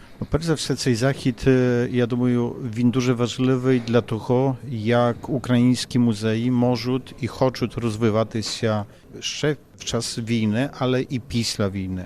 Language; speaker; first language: Ukrainian; non-native, fluent; Polish